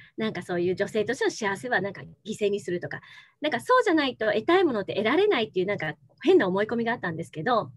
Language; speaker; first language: Japanese; native; Japanese